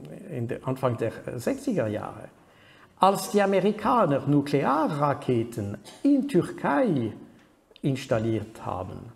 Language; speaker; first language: German; non-native, fluent; French